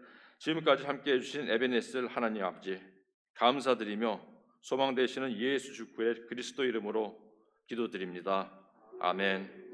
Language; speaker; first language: Korean; native; Korean